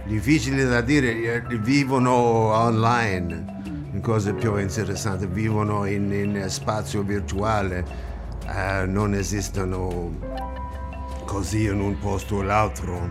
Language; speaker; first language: Italian; non-native, learner; English